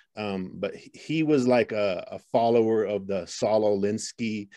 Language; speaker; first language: English; native; English